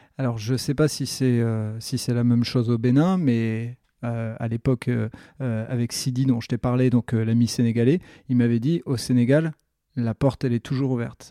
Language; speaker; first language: French; native; French